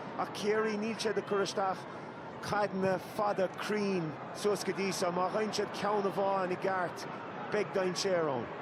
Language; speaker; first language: Irish; native; Irish